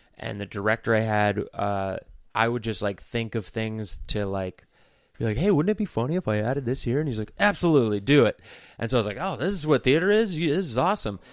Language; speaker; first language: English; native; English